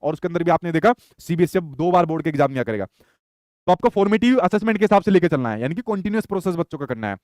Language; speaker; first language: Hindi; native; Hindi